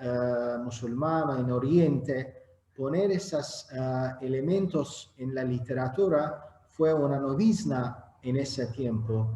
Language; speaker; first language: Spanish; non-native, fluent; Azerbaijani